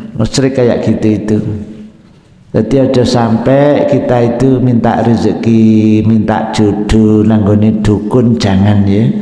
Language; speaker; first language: Indonesian; native; Indonesian